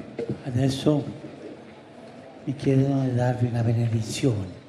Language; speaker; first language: Italian; non-native, fluent; Spanish